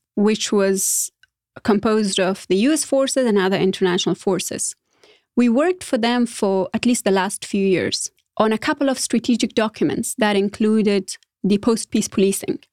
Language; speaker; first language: English; non-native, fluent; Persian